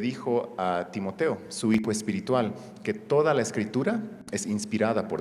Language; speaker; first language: Spanish; native; Spanish